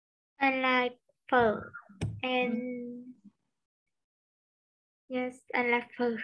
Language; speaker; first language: English; non-native, learner; Vietnamese